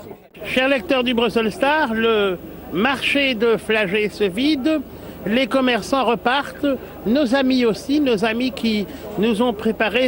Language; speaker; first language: French; native; French